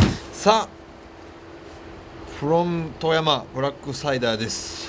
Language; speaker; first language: Japanese; non-native, fluent; English